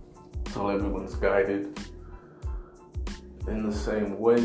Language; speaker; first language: English; native; English